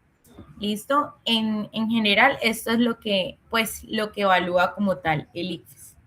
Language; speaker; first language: Spanish; native; Spanish